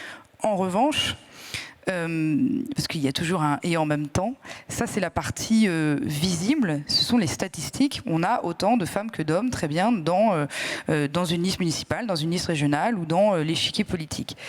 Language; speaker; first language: French; native; French